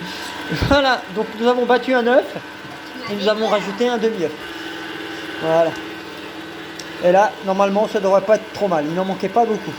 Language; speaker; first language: French; native; French